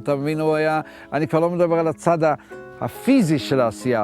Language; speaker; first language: Hebrew; early bilingual, other home language; Yiddish